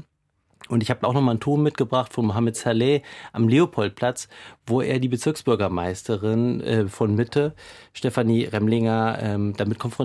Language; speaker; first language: German; native; German